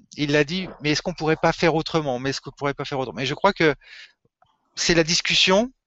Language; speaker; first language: French; native; French